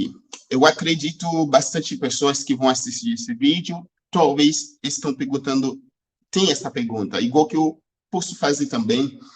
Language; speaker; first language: Portuguese; non-native, fluent; Haitian Creole